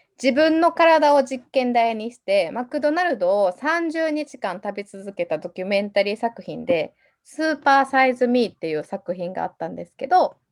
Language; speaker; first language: Japanese; native; Japanese